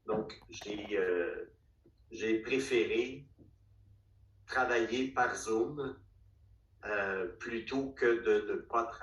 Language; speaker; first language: French; native; French